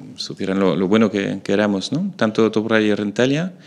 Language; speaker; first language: Spanish; non-native, fluent; French